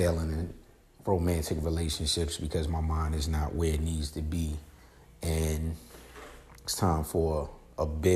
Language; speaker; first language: English; native; English